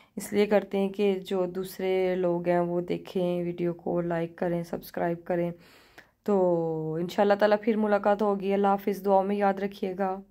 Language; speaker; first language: Urdu; native; Urdu